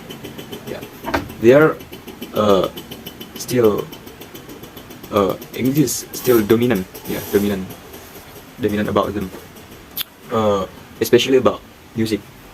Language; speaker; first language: English; non-native, learner; Indonesian